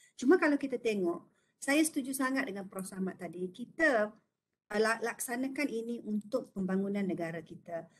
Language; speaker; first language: Malay; native; Malay